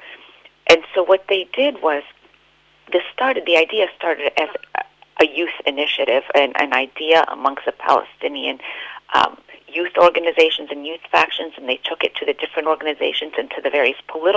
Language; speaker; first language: English; native; English